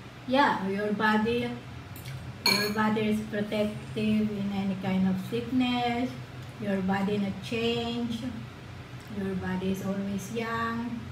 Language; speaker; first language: English; non-native, learner; Filipino